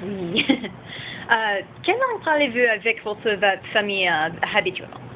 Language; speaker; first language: French; non-native, learner; English